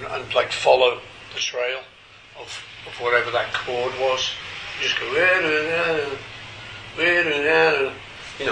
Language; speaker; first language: English; native; English